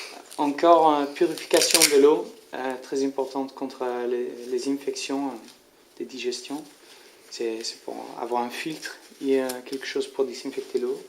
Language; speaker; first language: French; non-native, learner; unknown